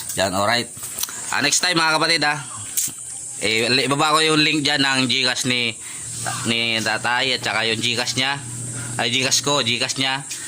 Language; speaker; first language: Filipino; native; Filipino